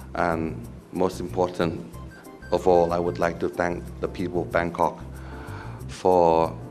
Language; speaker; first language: English; non-native, fluent; Thai